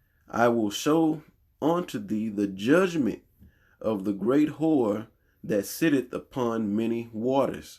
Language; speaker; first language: English; native; English